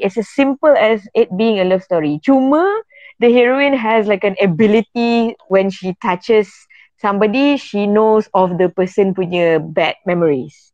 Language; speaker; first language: English; non-native, local second language; Malay